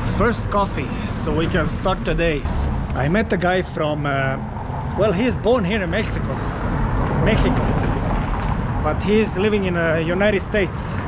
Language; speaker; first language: English; non-native, fluent; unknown